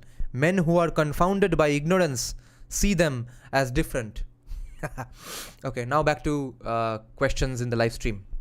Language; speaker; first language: English; non-native, local second language; Bangla